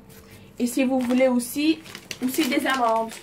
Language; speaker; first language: French; non-native, learner; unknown